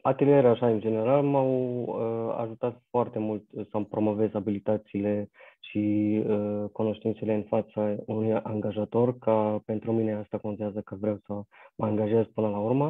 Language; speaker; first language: Romanian; non-native, fluent; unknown